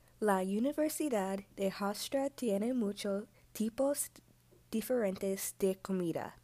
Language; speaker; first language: Spanish; non-native, learner; English